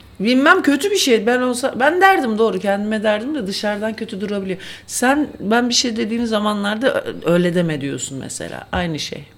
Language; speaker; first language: Turkish; native; Turkish